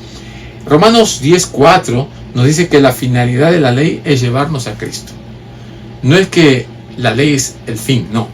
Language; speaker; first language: Spanish; native; Spanish